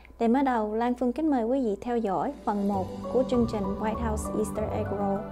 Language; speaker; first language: Vietnamese; early bilingual, heritage; Vietnamese